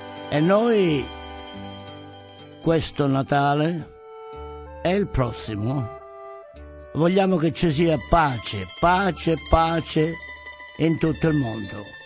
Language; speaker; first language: Italian; native; Italian